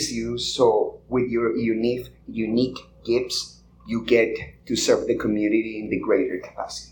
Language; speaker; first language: English; non-native, fluent; Spanish